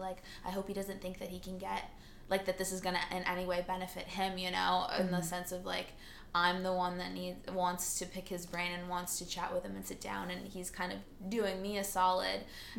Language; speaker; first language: English; early bilingual, other home language; Finnish